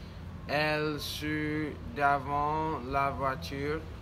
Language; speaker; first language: French; non-native, learner; English